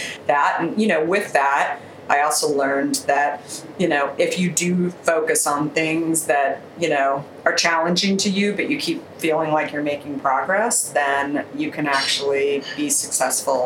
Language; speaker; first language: English; native; English